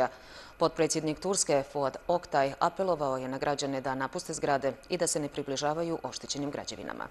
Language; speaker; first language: Serbian; native; Serbian